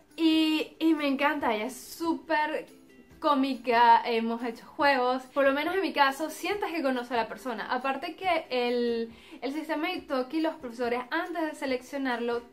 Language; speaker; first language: Spanish; native; Spanish